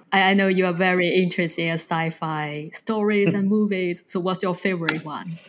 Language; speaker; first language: English; non-native, fluent; Chinese